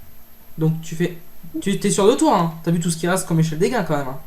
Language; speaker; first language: French; native; French